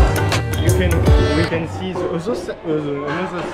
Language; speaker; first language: English; non-native, learner; French